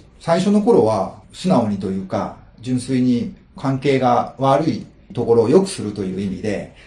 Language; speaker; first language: Japanese; native; Japanese